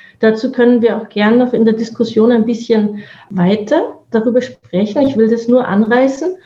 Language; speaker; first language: German; native; German